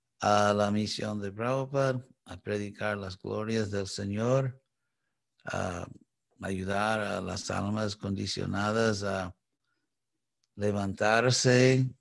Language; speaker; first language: Spanish; non-native, fluent; English